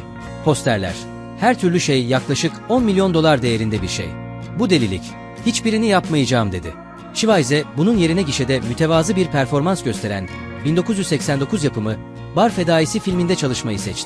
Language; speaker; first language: Turkish; native; Turkish